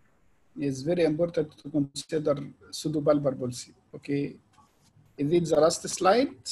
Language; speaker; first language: English; non-native, fluent; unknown